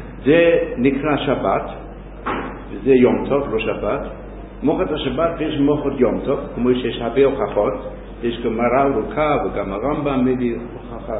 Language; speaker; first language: Hebrew; non-native, fluent; English